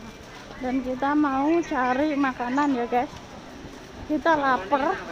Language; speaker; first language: Indonesian; non-native, local second language; Javanese